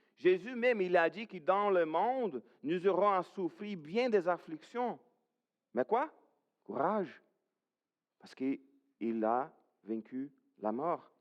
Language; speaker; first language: French; non-native, fluent; Portuguese